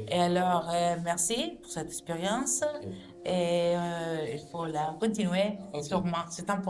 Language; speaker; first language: French; non-native, learner; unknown